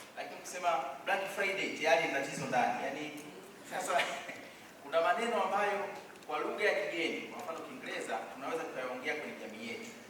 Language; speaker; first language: Swahili; native; Swahili